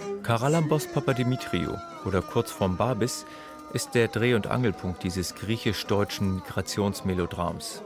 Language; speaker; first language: German; native; German